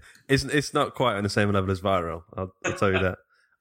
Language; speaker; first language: English; native; English